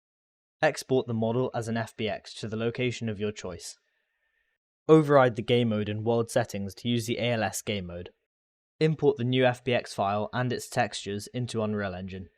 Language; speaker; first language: English; native; English